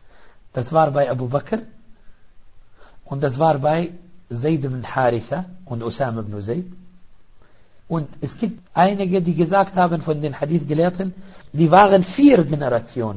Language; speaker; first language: German; non-native, fluent; Arabic